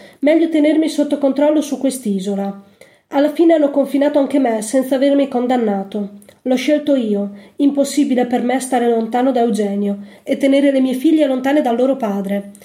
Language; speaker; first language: Italian; native; Italian